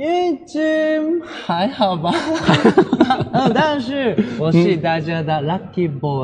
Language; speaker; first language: Chinese; non-native, learner; Japanese